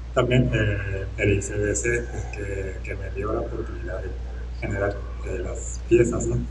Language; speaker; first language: Spanish; non-native, fluent; Japanese